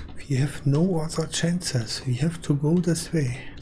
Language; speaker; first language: English; non-native, learner; German